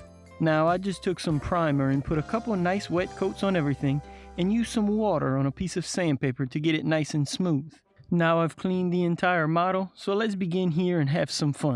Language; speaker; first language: English; native; English